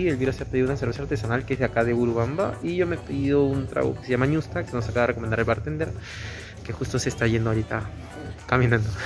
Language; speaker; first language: Spanish; native; Spanish